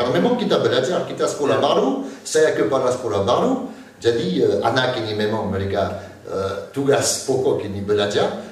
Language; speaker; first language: Indonesian; non-native, fluent; French